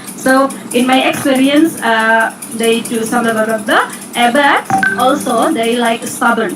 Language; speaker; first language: English; non-native, learner; Indonesian